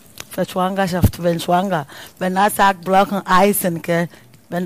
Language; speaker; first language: German; non-native, learner; Akan